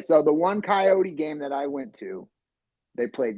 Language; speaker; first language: English; native; English